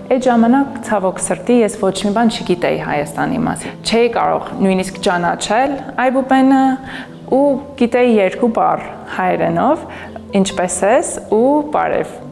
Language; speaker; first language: Armenian; non-native, fluent; English